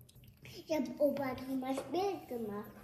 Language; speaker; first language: German; early bilingual, other home language; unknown